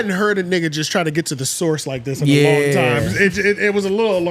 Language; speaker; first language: English; native; English